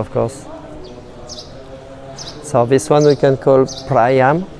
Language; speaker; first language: English; non-native, fluent; French